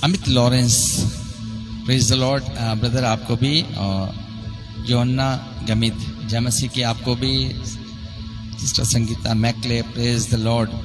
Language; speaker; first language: Hindi; native; Hindi